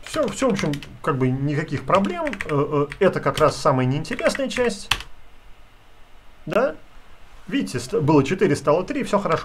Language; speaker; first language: Russian; native; Russian